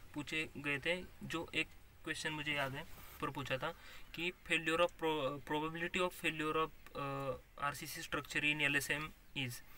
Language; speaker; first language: Hindi; non-native, local second language; Marathi